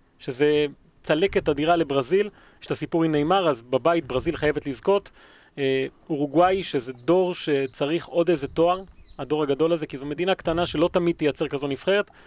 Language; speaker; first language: Hebrew; early bilingual, other home language; Spanish